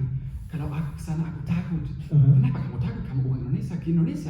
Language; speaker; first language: Indonesian; non-native, fluent; German